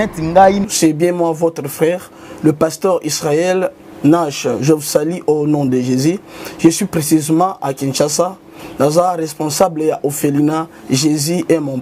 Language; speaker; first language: French; non-native, local second language; Lingala